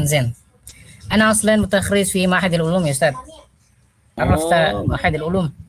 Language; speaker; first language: Arabic; non-native, learner; Indonesian